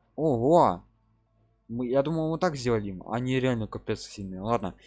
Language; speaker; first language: Russian; non-native, local second language; Ukrainian